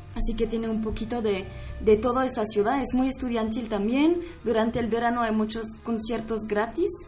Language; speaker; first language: Spanish; non-native, fluent; French